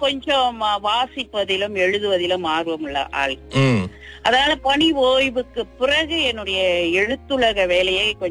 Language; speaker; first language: Tamil; early bilingual, heritage; Tamil